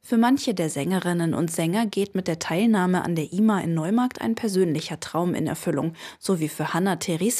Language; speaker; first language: German; native; German